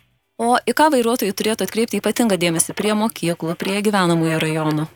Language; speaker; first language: Lithuanian; native; Lithuanian